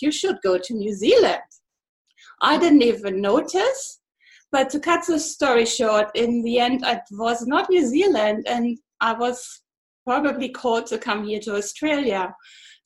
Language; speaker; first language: English; non-native, fluent; German